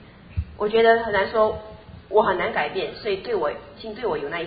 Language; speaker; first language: Chinese; native; Chinese